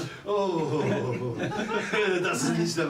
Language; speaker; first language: German; non-native, fluent; Chinese